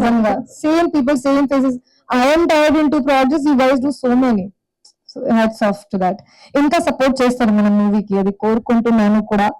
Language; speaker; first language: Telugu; non-native, fluent; Hindi